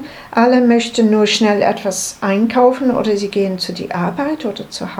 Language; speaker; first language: German; non-native, learner; English